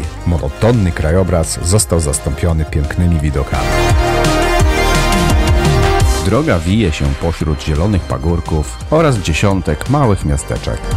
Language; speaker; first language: Polish; native; Polish